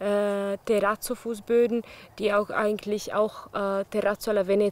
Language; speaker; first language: German; non-native, fluent; Russian